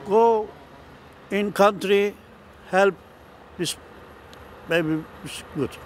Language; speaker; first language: English; non-native, learner; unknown